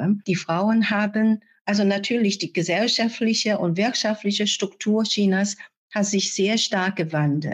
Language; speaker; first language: German; non-native, fluent; Chinese